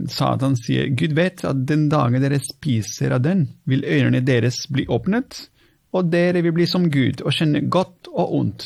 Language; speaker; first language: Norwegian; non-native, fluent; Italian